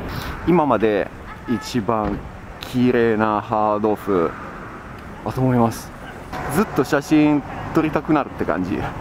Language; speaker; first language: Japanese; non-native, fluent; Italian